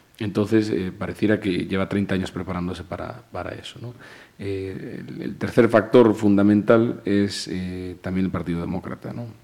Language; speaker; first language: Spanish; native; Spanish